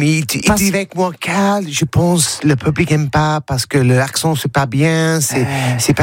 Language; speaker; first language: French; non-native, learner; English